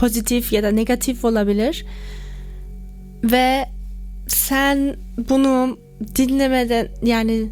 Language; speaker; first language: Turkish; non-native, learner; German